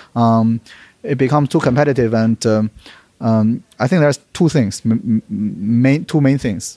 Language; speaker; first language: English; non-native, fluent; Chinese